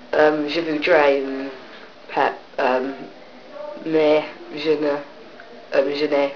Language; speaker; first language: French; non-native, learner; English